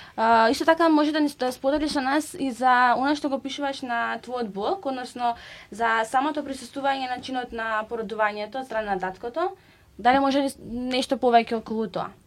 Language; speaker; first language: Macedonian; native; Macedonian